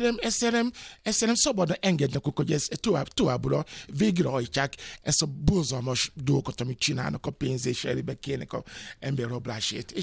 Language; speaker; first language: Hungarian; non-native, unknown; Yoruba